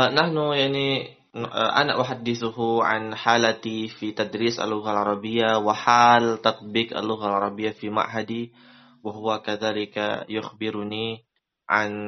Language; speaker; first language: Arabic; non-native, fluent; Indonesian